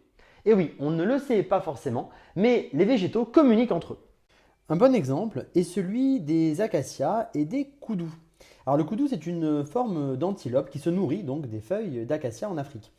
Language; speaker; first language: French; native; French